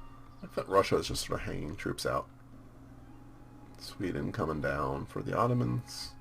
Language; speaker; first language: English; native; English